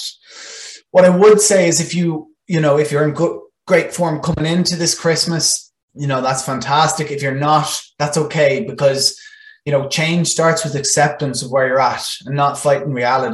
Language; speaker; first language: English; non-native, local second language; Irish